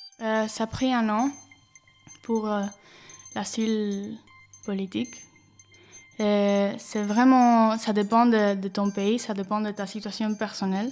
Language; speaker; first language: French; non-native, learner; Spanish